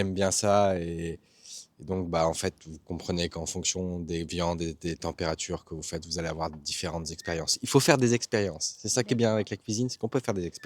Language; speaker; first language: French; native; French